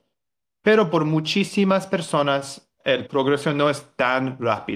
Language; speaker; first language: Spanish; non-native, fluent; English